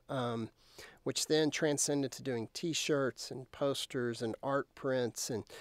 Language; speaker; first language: English; native; English